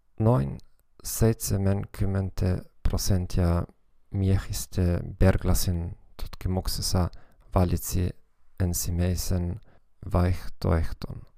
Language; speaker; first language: Finnish; non-native, fluent; German